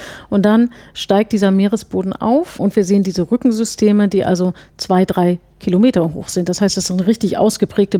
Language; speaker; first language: German; native; German